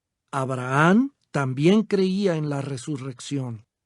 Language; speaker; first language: Spanish; native; Spanish